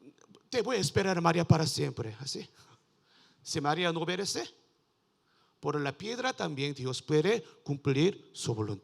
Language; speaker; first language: Spanish; non-native, learner; Korean